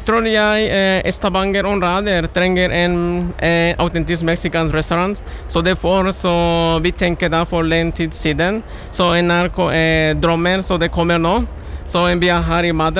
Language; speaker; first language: Norwegian; non-native, learner; Spanish